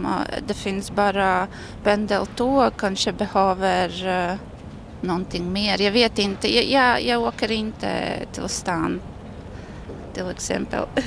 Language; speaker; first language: Swedish; non-native, learner; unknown